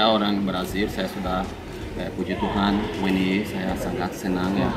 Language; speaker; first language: Indonesian; non-native, fluent; Portuguese